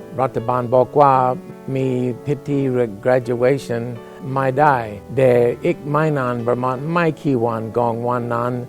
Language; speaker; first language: Thai; non-native, fluent; English